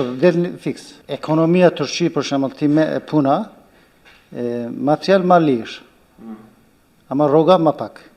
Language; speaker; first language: Albanian; non-native, learner; Turkish